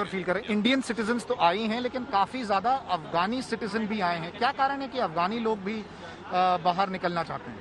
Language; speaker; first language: Hindi; native; Hindi